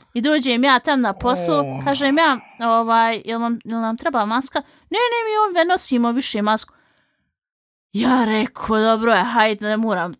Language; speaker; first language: Bosnian; early bilingual, heritage; Bosnian